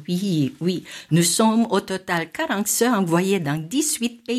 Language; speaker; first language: French; non-native, fluent; Filipino